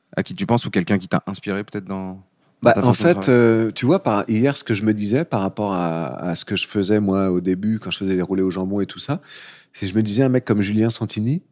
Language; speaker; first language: French; native; French